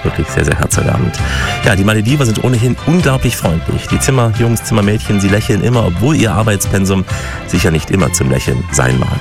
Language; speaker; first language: German; native; German